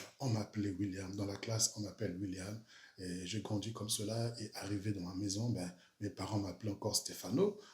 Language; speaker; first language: French; early bilingual, other home language; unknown